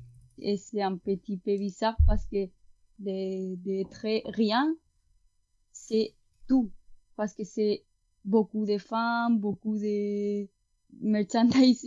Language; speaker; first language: French; non-native, learner; Spanish